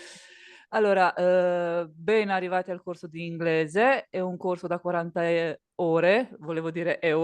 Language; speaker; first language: Italian; native; Italian